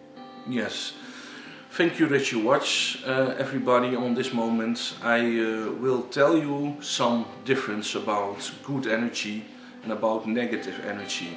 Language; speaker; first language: English; non-native, learner; Dutch